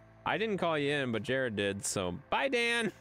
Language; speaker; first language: English; native; English